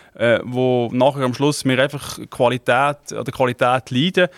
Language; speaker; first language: German; native; German